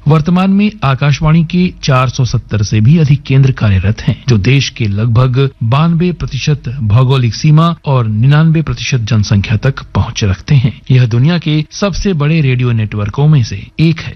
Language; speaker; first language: Hindi; native; Hindi